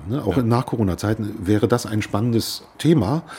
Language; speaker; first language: German; native; German